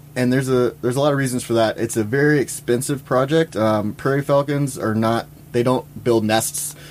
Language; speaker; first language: English; native; English